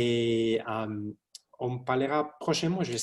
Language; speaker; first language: French; non-native, learner; English